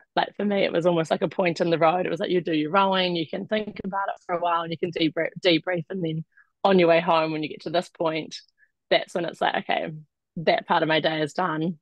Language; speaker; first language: English; native; English